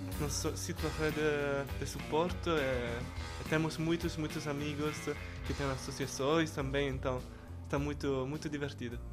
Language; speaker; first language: Portuguese; non-native, learner; Italian